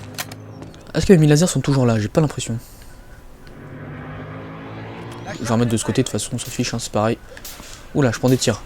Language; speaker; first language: French; native; French